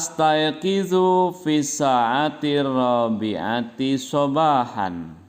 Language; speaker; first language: Arabic; non-native, fluent; Indonesian